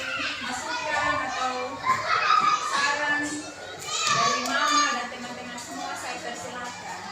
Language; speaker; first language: Indonesian; native; Indonesian